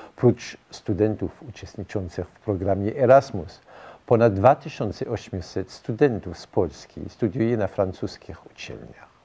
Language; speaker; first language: Polish; non-native, fluent; French